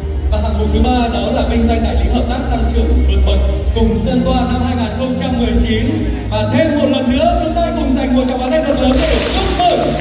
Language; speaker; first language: Vietnamese; native; Vietnamese